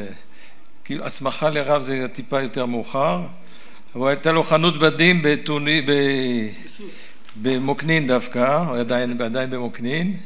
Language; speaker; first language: Hebrew; early bilingual, other home language; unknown